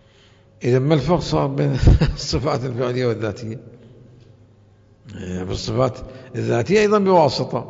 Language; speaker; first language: Arabic; native; Arabic